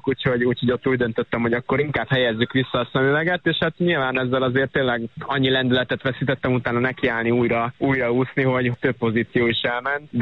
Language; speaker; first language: Hungarian; native; Hungarian